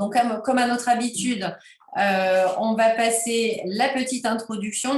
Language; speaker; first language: French; native; French